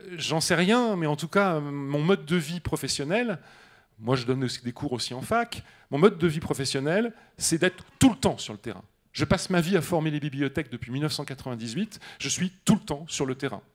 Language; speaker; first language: French; native; French